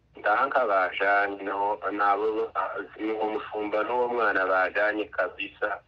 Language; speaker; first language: Kinyarwanda; native; Kinyarwanda